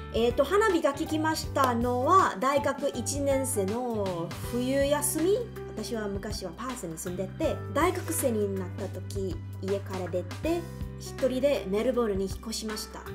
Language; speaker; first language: Japanese; non-native, learner; Chinese